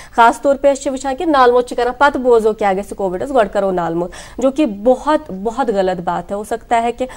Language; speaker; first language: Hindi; non-native, local second language; Kashmiri